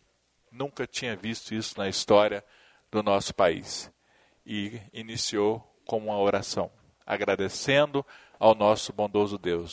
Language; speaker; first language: Portuguese; native; Portuguese